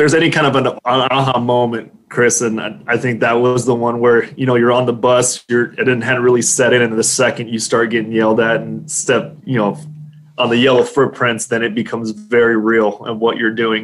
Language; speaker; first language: English; native; English